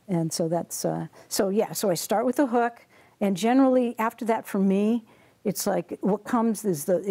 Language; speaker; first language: English; native; English